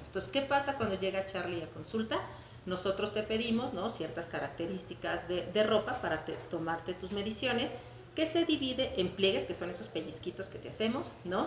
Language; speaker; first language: Spanish; native; Spanish